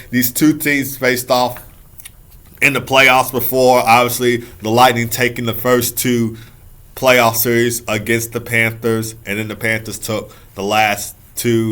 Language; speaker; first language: English; native; English